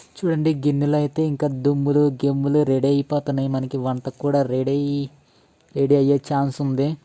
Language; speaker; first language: Telugu; non-native, local second language; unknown